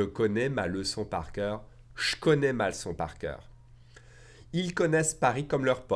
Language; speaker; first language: French; native; French